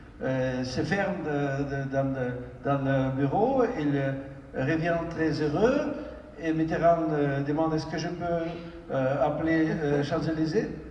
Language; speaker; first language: French; non-native, fluent; Ukrainian